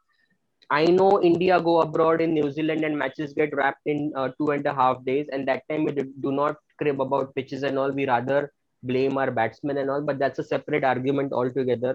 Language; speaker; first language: English; non-native, local second language; Marathi